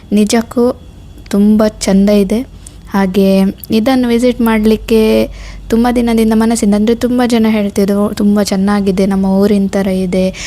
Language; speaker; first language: Kannada; non-native, local second language; Konkani